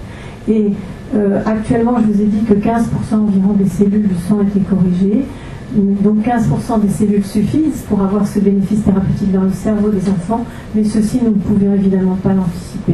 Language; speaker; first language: French; native; French